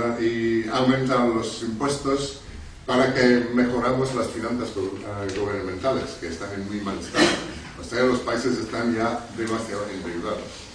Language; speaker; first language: Spanish; non-native, fluent; English